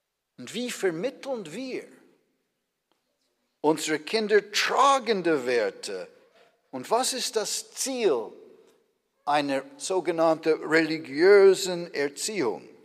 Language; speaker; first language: German; non-native, fluent; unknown